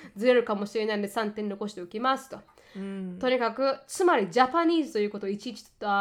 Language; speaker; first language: Japanese; native; Japanese